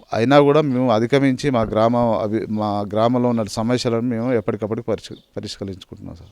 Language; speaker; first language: Telugu; native; Telugu